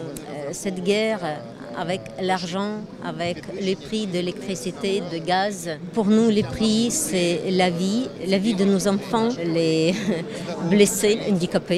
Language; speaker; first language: French; non-native, fluent; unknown